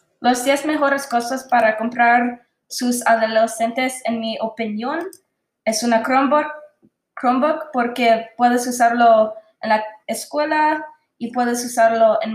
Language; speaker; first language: Spanish; non-native, learner; English